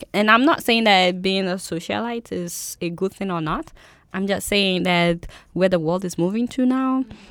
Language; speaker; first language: English; non-native, local second language; Yoruba